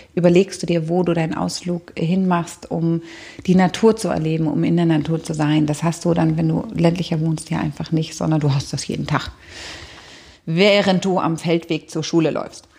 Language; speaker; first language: German; native; German